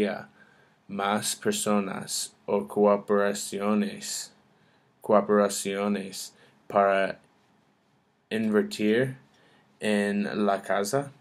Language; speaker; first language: Spanish; non-native, learner; English